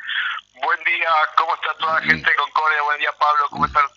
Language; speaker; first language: Spanish; native; Spanish